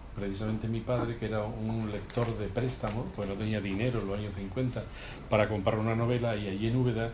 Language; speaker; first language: Spanish; native; Spanish